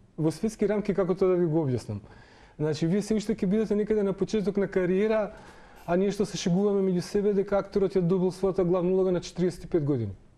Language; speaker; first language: Macedonian; non-native, local second language; Serbian